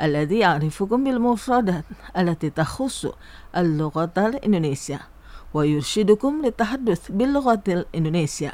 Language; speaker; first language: Arabic; non-native, fluent; Indonesian